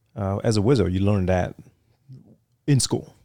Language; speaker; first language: English; non-native, fluent; French